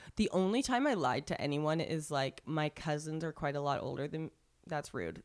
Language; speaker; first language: English; native; English